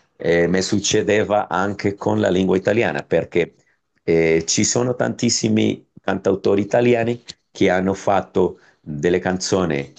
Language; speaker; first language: Italian; non-native, fluent; Spanish